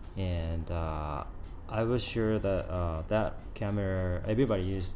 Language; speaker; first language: English; non-native, learner; Japanese